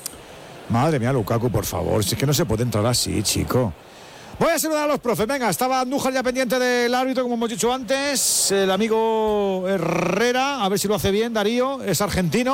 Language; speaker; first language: Spanish; native; Spanish